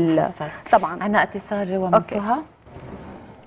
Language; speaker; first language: Arabic; native; Arabic